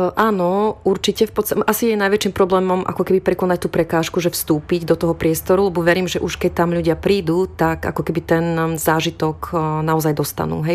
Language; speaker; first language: Slovak; native; Slovak